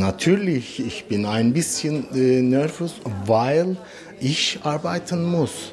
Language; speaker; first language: German; non-native, learner; Turkish